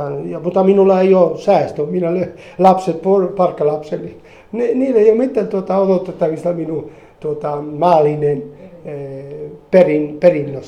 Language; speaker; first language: Finnish; non-native, fluent; Spanish